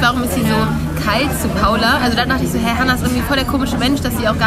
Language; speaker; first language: German; native; German